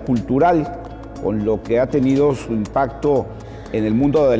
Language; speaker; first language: Spanish; native; Spanish